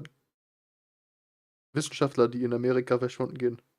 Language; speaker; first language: German; native; German